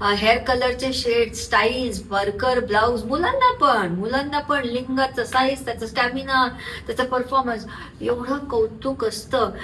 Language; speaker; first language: Marathi; non-native, local second language; Urdu